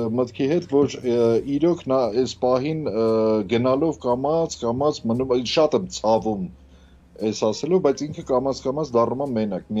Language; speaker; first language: Armenian; native; Armenian